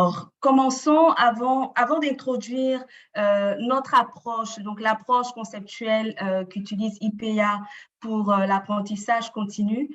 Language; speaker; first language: French; native; French